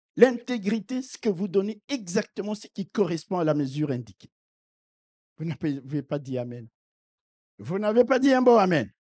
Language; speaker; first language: French; non-native, local second language; Lingala